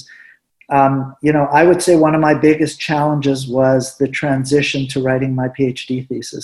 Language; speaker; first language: English; early bilingual, other home language; Spanish